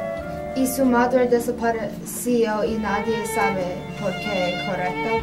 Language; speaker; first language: Spanish; non-native, learner; English